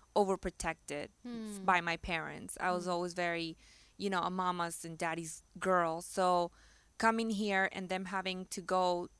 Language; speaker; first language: English; early bilingual, other home language; Spanish